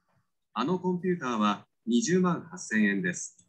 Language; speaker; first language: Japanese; non-native, learner; Indonesian